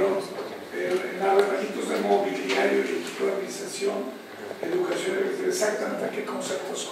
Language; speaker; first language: Spanish; native; Spanish